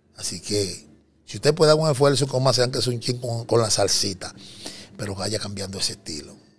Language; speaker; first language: Spanish; native; Spanish